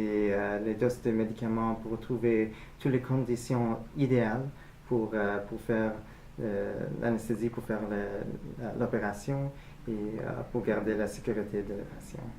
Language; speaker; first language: French; non-native, fluent; English